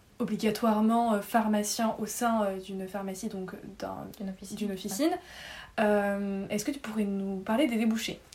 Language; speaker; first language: French; native; French